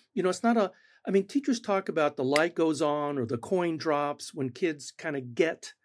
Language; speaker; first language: English; non-native, fluent; Spanish